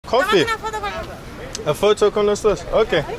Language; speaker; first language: Spanish; non-native, learner; English